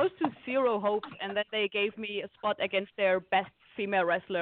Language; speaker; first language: English; non-native, fluent; German